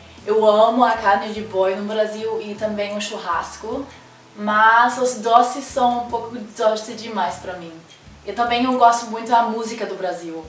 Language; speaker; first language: Portuguese; non-native, fluent; German